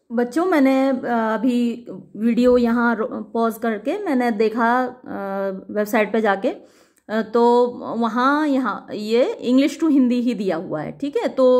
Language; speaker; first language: Hindi; native; Hindi